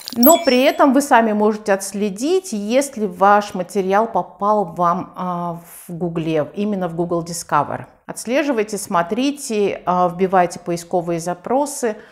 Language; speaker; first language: Russian; non-native, local second language; Tajik